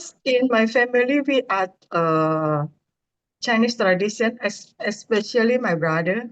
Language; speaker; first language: English; non-native, learner; Indonesian